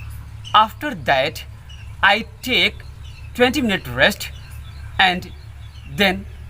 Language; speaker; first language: English; non-native, learner; Hindi